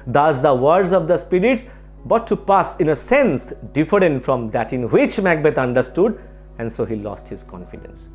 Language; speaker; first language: English; non-native, local second language; Bangla